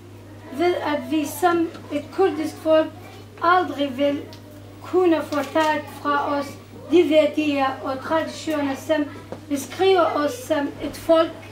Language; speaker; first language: Danish; non-native, fluent; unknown